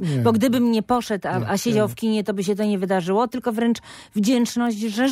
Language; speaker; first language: Polish; native; Polish